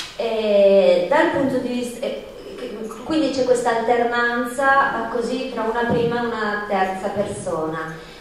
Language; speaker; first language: Italian; non-native, fluent; Spanish